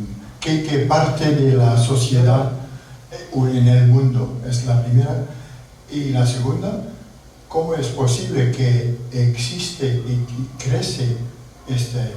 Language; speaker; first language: Spanish; non-native, learner; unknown